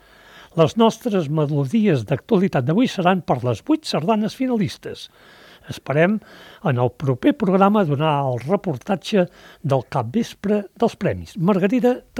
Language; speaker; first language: Catalan; native; Catalan